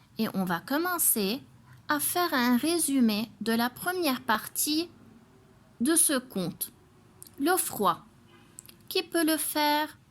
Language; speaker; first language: French; non-native, local second language; Arabic